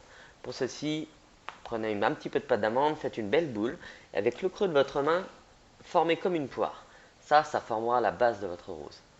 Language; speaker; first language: French; native; French